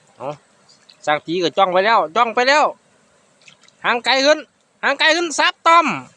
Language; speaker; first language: Thai; native; Thai